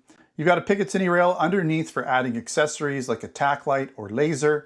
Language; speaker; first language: English; native; English